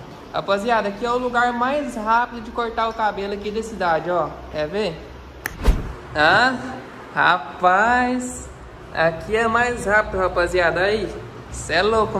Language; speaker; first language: Portuguese; native; Portuguese